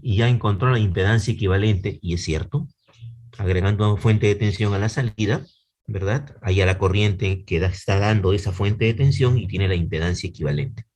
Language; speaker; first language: Spanish; native; Spanish